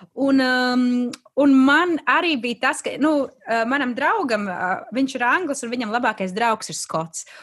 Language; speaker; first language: Latvian; native; Latvian